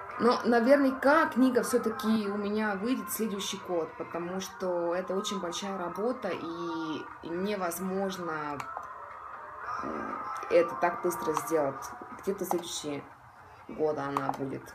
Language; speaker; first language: Russian; non-native, local second language; Estonian